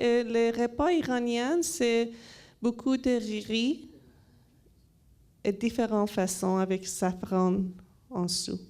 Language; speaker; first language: French; non-native, learner; Persian